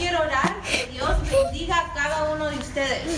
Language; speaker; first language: Spanish; early bilingual, heritage; Spanish